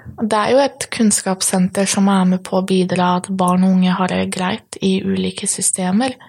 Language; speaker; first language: Norwegian; early bilingual, other home language; Polish